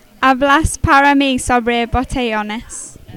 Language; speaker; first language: Spanish; non-native, learner; English